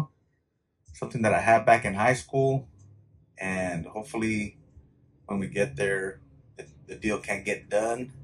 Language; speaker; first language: English; native; English